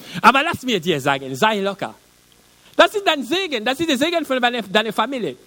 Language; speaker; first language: German; non-native, learner; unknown